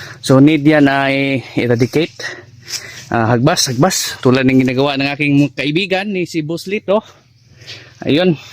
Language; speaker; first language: Filipino; non-native, local second language; Cebuano